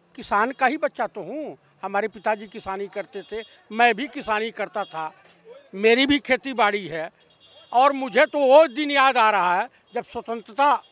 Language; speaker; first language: Hindi; native; Hindi